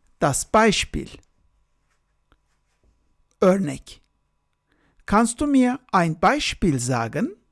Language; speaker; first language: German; non-native, fluent; Turkish